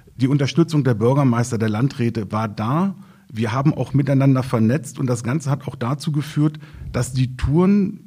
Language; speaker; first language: German; native; German